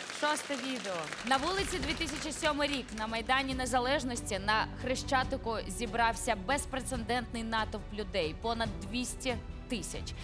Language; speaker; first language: Ukrainian; native; Ukrainian